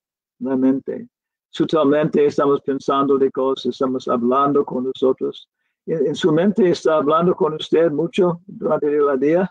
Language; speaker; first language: Spanish; non-native, learner; English